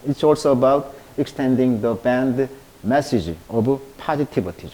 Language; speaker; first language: English; non-native, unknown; Korean